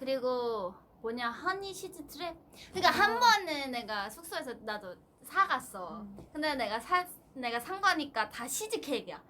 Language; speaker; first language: Korean; non-native, fluent; Thai